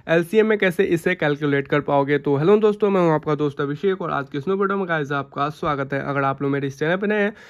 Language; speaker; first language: Hindi; native; Hindi